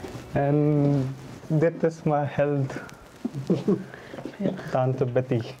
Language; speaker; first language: Dutch; non-native, learner; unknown